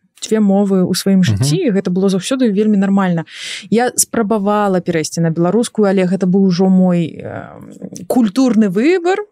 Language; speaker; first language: Belarusian; non-native, local second language; Russian